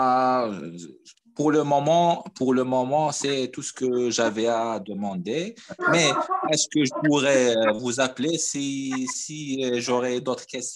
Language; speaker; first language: French; non-native, fluent; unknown